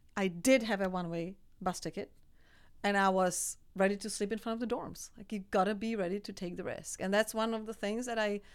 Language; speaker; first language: English; non-native, fluent; Czech